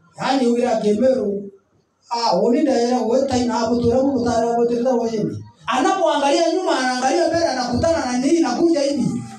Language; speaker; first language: Swahili; non-native, local second language; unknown